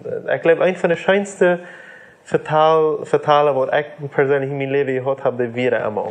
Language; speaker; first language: German; non-native, learner; Plautdietsch